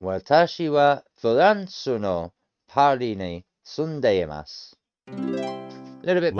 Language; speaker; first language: Japanese; non-native, learner; English